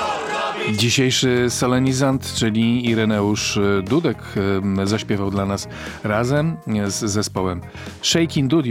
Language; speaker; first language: Polish; native; Polish